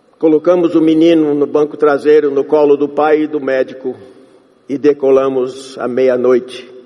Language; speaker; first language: Portuguese; non-native, fluent; English